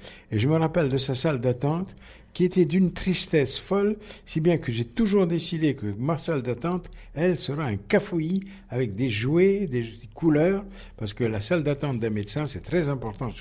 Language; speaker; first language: French; native; French